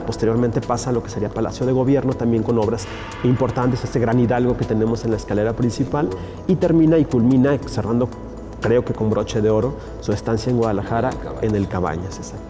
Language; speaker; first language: Spanish; native; Spanish